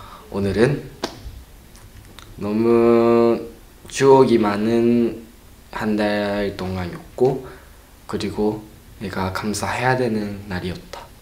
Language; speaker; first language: Korean; non-native, learner; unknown